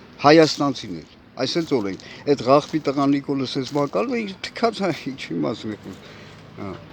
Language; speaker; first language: Armenian; native; Armenian